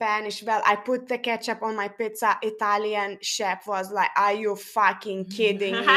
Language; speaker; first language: English; non-native, fluent; Lithuanian